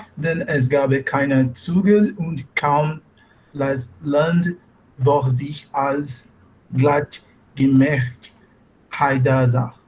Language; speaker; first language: German; non-native, learner; Portuguese